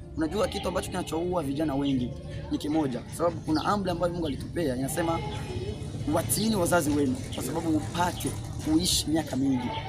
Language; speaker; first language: Swahili; non-native, local second language; Rundi